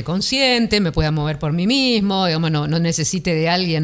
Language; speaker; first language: Spanish; native; Spanish